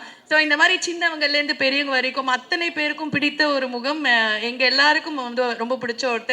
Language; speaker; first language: Tamil; native; Tamil